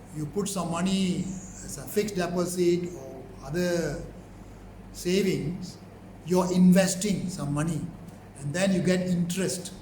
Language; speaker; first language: English; non-native, local second language; Tamil